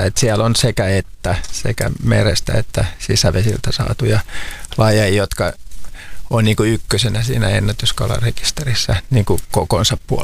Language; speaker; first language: Finnish; native; Finnish